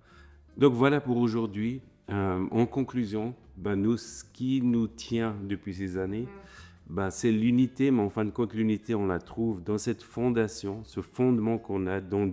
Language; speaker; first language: French; native; French